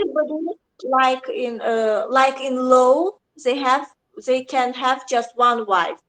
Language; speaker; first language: English; non-native, learner; Azerbaijani